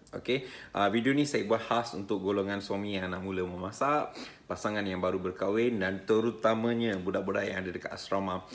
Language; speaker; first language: Malay; non-native, local second language; Tamil